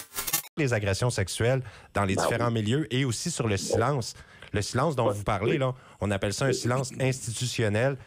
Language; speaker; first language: French; native; French